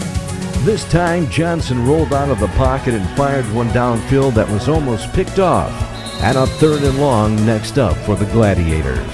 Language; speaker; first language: English; native; English